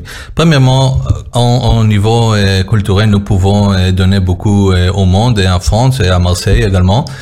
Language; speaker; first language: French; non-native, learner; Hebrew